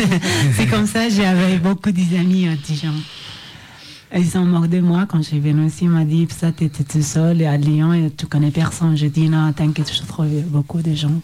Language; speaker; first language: French; non-native, learner; Oromo